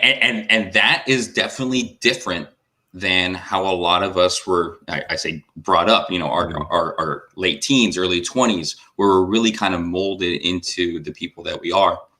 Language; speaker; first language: English; native; English